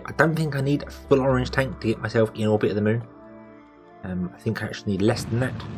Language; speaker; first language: English; native; English